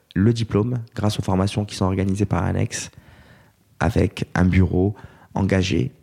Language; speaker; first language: French; native; French